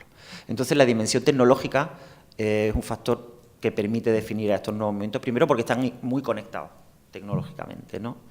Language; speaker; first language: Spanish; native; Spanish